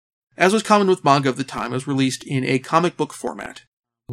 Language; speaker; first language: English; native; English